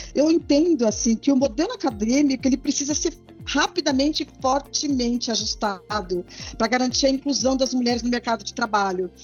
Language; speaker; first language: Portuguese; native; Portuguese